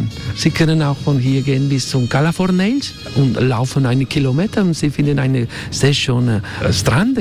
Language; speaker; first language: German; non-native, learner; Spanish